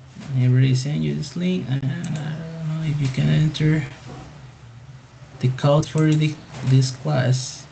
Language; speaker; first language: English; non-native, fluent; Spanish